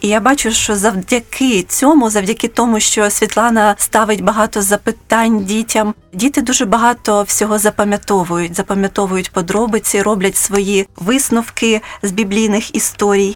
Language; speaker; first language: Ukrainian; native; Ukrainian